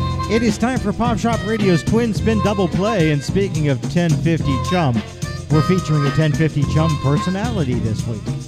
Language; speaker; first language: English; native; English